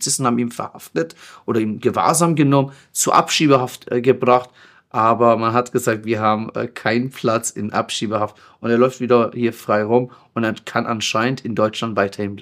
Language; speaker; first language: German; non-native, fluent; Persian